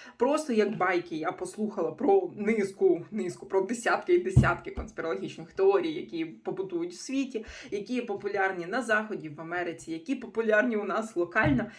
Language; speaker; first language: Ukrainian; non-native, local second language; Russian